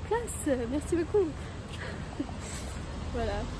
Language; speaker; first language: French; non-native, fluent; Armenian